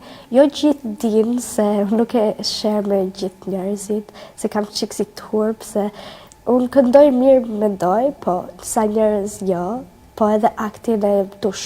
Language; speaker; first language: Albanian; early bilingual, heritage; Albanian